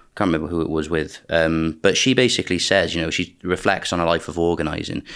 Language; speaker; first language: English; native; English